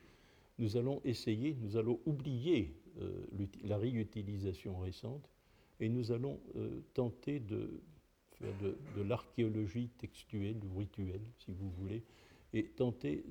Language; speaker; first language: French; native; French